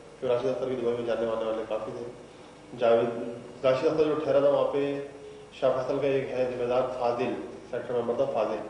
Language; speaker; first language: Urdu; native; Urdu